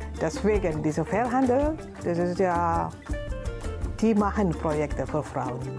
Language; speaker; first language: German; non-native, learner; Indonesian